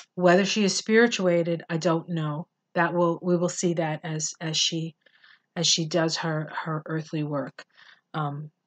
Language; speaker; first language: English; native; English